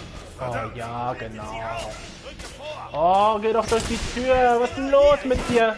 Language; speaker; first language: German; native; German